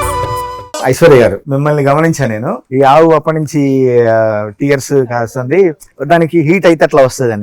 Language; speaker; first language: Telugu; native; Telugu